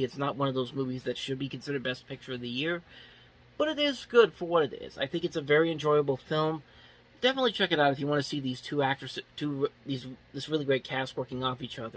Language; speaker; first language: English; native; English